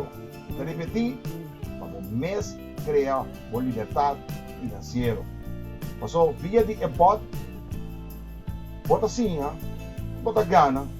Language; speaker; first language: Portuguese; non-native, learner; Papiamento